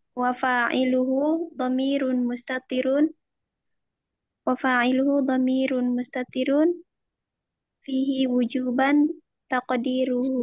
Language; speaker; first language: Arabic; non-native, learner; Indonesian